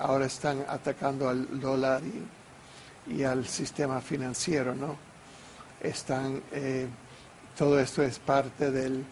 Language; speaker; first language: Spanish; non-native, fluent; English